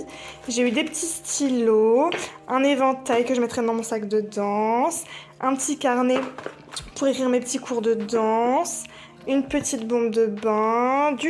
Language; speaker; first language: French; native; French